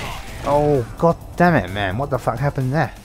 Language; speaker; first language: English; native; English